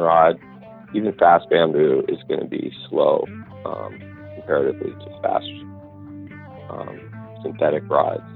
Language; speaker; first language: English; native; English